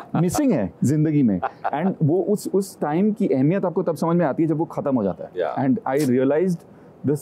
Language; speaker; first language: Hindi; native; Hindi